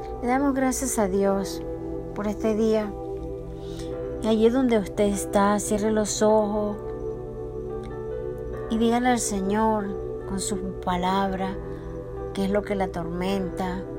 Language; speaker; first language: Spanish; native; Spanish